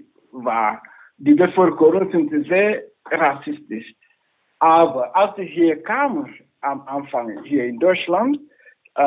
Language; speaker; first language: German; non-native, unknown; Wolof